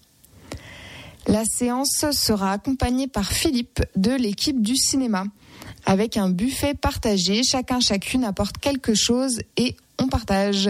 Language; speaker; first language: French; native; French